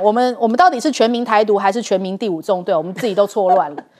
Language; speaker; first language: Chinese; native; Chinese